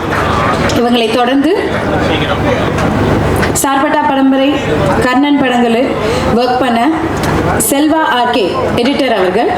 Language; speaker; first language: Tamil; native; Tamil